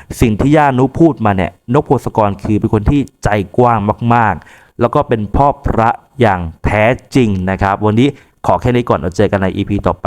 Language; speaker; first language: Thai; native; Thai